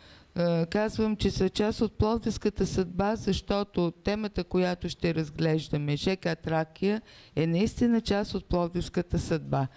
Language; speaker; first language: Bulgarian; native; Bulgarian